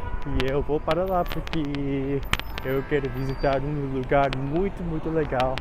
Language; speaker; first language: Portuguese; non-native, learner; English